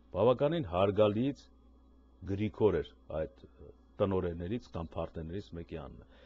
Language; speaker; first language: Armenian; native; Armenian